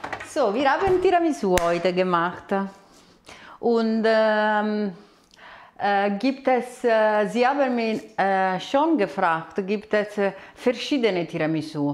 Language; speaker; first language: German; non-native, fluent; Italian